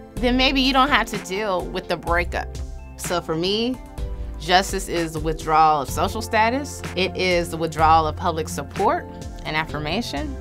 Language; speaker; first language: English; native; English